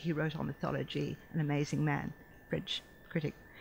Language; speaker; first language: English; native; English